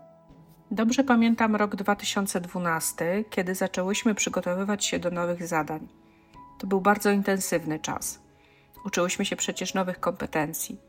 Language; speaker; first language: Polish; native; Polish